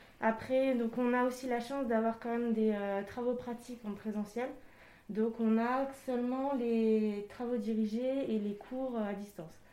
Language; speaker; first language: French; native; French